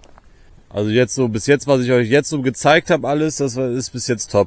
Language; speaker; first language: German; native; German